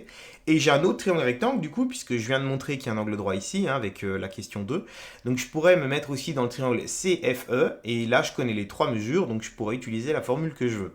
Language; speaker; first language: French; native; French